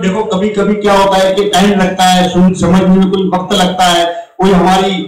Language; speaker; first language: Hindi; non-native, local second language; Marathi